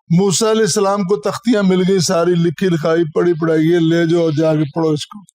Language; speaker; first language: Urdu; non-native, local second language; Punjabi